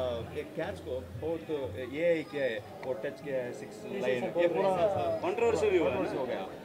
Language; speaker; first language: Hindi; non-native, local second language; Kannada